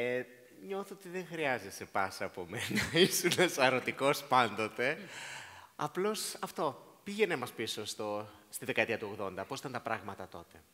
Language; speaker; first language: Greek; native; Greek